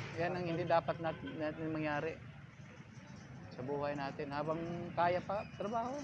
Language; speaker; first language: Filipino; non-native, local second language; Cebuano